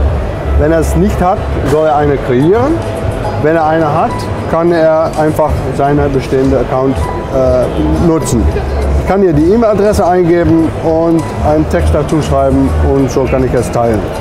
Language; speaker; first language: German; non-native, fluent; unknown